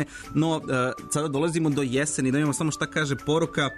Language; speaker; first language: Serbian; native; Serbian